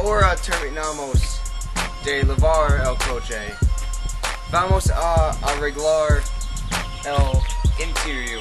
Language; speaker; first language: Spanish; non-native, learner; English